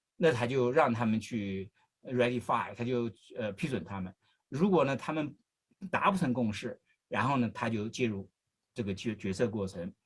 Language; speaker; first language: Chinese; native; Chinese